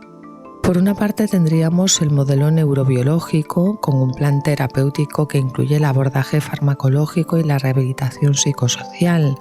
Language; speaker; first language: Spanish; native; Spanish